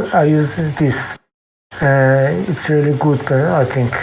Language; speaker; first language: English; non-native, fluent; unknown